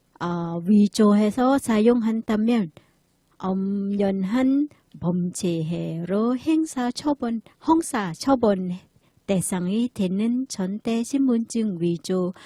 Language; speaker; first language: Korean; non-native, learner; Thai